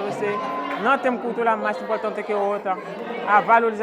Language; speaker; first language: Portuguese; non-native, fluent; Haitian Creole